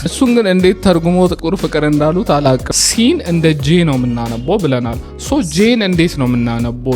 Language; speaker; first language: Amharic; non-native, local second language; Oromo